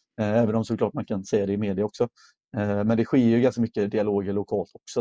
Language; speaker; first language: Swedish; native; Swedish